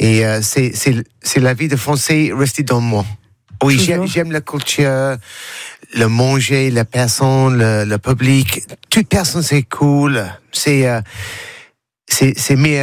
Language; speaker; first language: French; non-native, learner; English